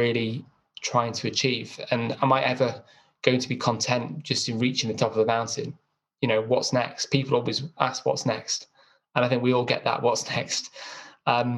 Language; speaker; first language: English; native; English